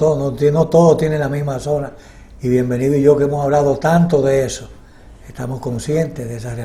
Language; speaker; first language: Spanish; native; Spanish